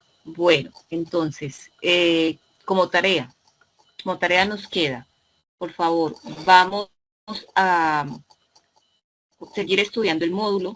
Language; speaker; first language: Spanish; native; Spanish